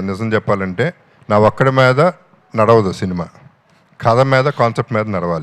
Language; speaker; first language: Telugu; native; Telugu